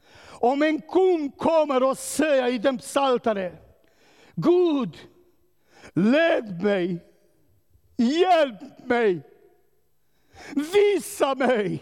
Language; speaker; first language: Swedish; non-native, learner; Romanian